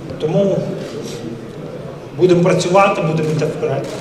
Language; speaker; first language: Ukrainian; non-native, local second language; Russian